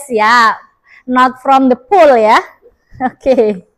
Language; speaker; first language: English; non-native, learner; Indonesian